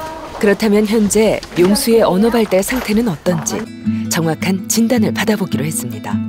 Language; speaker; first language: Korean; native; Korean